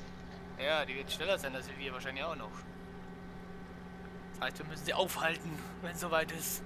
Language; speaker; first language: German; native; German